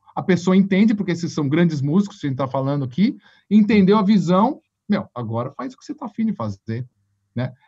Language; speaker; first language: Portuguese; native; Portuguese